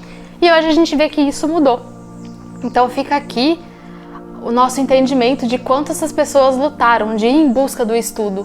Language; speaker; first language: Portuguese; native; Portuguese